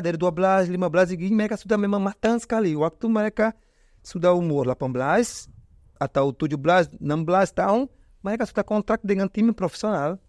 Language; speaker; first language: Indonesian; non-native, fluent; Portuguese